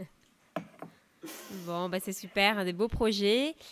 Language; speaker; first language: French; native; French